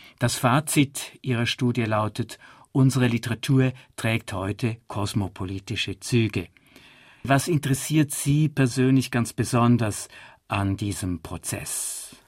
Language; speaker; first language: German; native; German